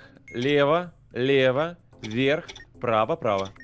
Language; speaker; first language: Russian; native; Russian